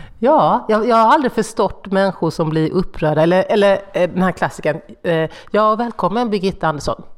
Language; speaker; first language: Swedish; native; Swedish